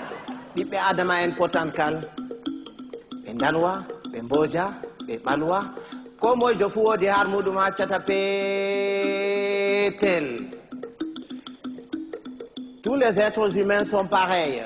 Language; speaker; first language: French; non-native, local second language; Fula